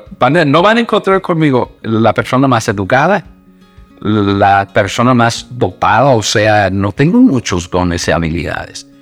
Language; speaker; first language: Spanish; non-native, fluent; English